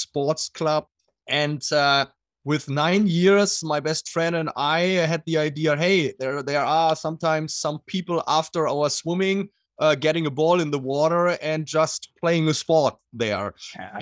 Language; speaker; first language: English; non-native, fluent; German